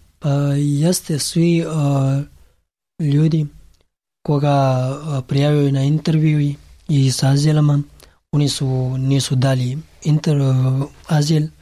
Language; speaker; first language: Serbian; non-native, learner; Pashto